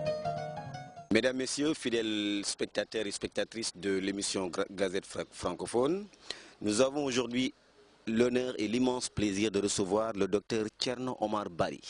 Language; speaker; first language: French; non-native, fluent; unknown